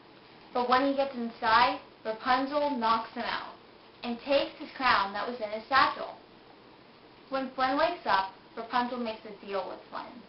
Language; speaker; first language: English; native; English